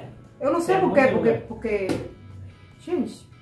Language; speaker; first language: Portuguese; non-native, fluent; Spanish